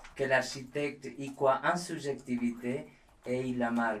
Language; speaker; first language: French; non-native, learner; Spanish